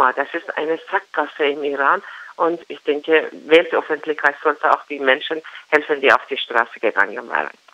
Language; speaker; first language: German; non-native, learner; Persian